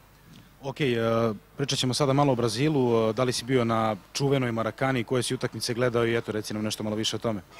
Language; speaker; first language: Serbian; native; Serbian